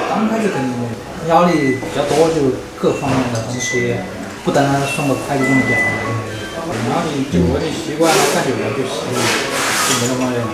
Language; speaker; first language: Chinese; native; Chinese